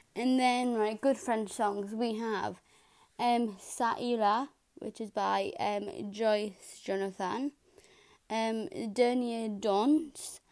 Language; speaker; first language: English; native; English